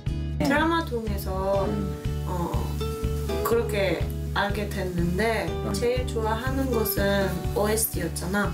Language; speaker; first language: Korean; non-native, learner; Spanish